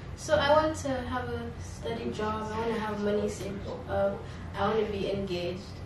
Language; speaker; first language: English; non-native, local second language; Yoruba